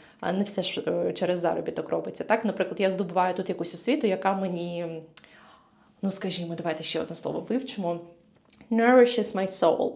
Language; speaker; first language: Ukrainian; native; Ukrainian